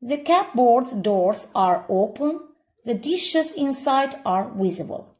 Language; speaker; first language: English; non-native, learner; Azerbaijani